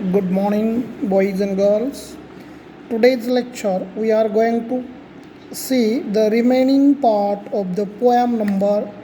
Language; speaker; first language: English; non-native, local second language; Marathi